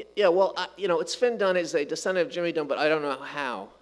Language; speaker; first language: English; native; English